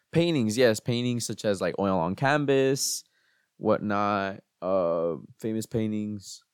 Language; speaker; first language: English; native; English